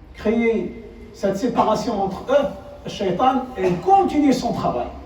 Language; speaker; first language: French; non-native, local second language; Arabic